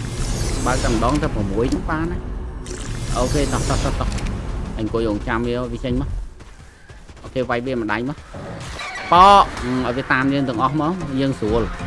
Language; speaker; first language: Khmer; native; Khmer